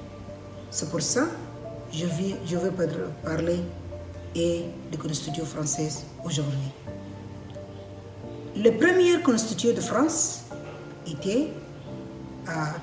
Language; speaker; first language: French; non-native, learner; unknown